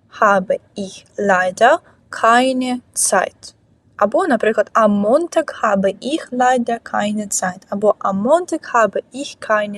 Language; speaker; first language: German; non-native, fluent; Ukrainian